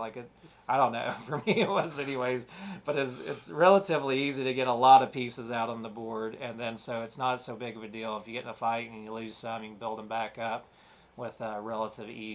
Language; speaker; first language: English; native; English